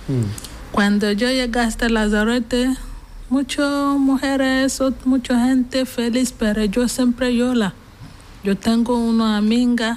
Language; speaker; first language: Spanish; non-native, learner; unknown